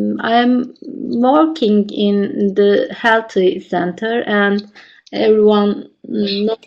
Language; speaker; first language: English; non-native, learner; Turkish